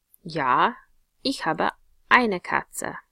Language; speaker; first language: German; non-native, fluent; English